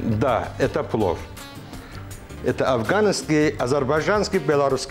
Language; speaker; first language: Russian; non-native, learner; Azerbaijani